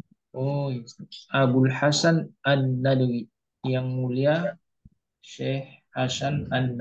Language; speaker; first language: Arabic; non-native, learner; Indonesian